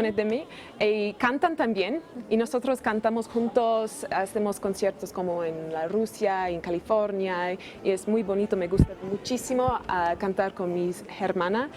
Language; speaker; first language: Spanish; non-native, fluent; Italian